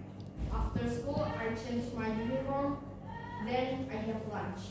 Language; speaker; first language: English; non-native, learner; Indonesian